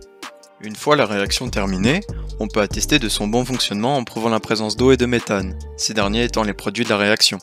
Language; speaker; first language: French; native; French